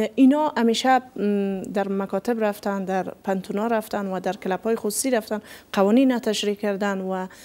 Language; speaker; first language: Persian; native; Persian